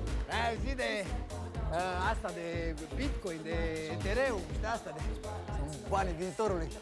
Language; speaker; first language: Romanian; native; Romanian